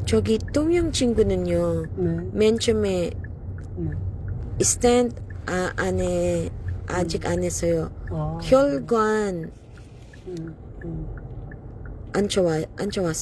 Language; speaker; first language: Korean; non-native, learner; Filipino